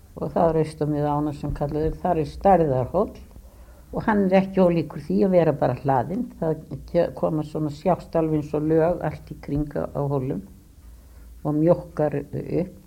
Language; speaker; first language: Icelandic; native; Icelandic